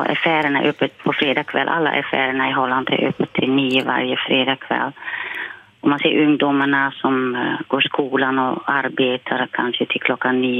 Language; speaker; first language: Swedish; non-native, fluent; Dutch